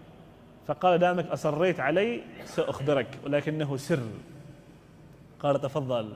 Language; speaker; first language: Arabic; native; Arabic